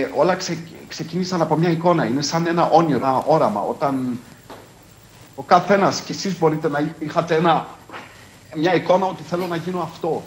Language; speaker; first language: Greek; early bilingual, heritage; Greek